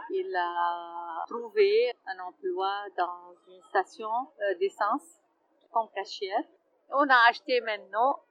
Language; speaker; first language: French; non-native, fluent; Arabic